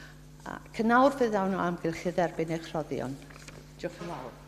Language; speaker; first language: Welsh; native; Welsh